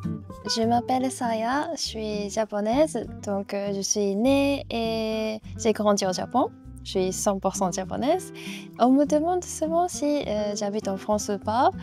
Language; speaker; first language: French; non-native, fluent; Japanese